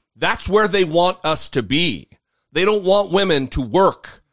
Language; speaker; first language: English; native; English